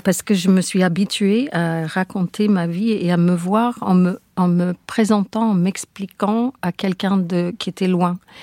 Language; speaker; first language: French; non-native, fluent; English